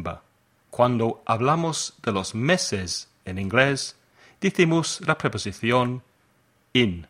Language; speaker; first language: Spanish; non-native, fluent; English